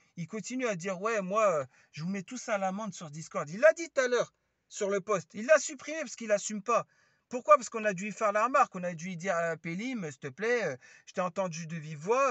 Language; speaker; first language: French; early bilingual, other home language; Lingala